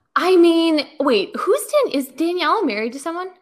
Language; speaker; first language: English; native; English